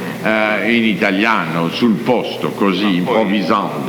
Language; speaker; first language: Italian; non-native, fluent; French